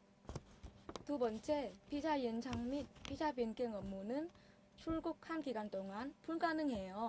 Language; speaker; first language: Korean; non-native, fluent; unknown